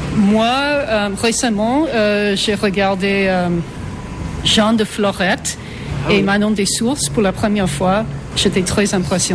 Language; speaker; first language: French; non-native, fluent; English